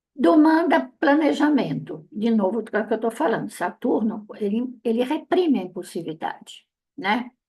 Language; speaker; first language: Portuguese; non-native, fluent; Italian